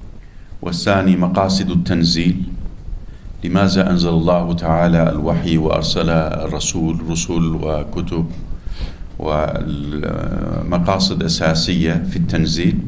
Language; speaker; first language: Arabic; non-native, fluent; Turkish